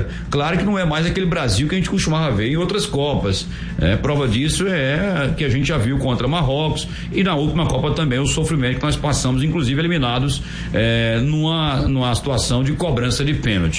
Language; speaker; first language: Portuguese; native; Portuguese